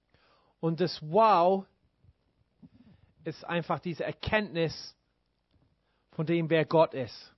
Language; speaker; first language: German; non-native, fluent; English